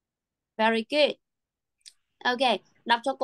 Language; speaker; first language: Vietnamese; native; Vietnamese